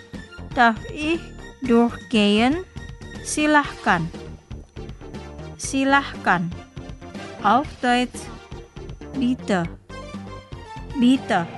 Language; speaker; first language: German; non-native, fluent; Indonesian